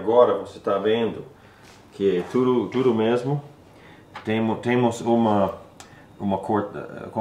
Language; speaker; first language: Portuguese; non-native, learner; English